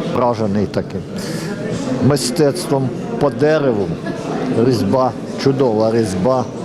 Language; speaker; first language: Ukrainian; native; Ukrainian